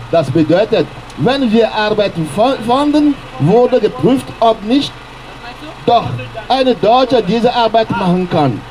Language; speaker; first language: German; non-native, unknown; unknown